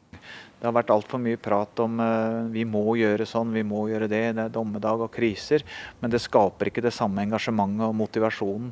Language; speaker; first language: Norwegian; native; Norwegian